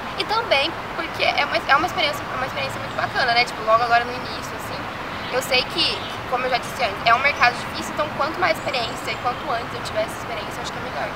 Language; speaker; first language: Portuguese; native; Portuguese